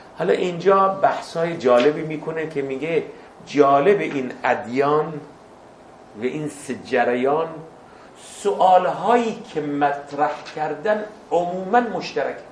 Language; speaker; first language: Persian; non-native, fluent; Arabic